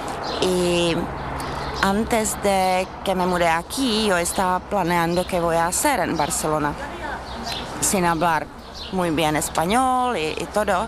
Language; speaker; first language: Spanish; non-native, learner; Czech